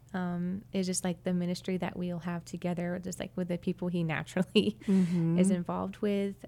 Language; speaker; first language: English; native; English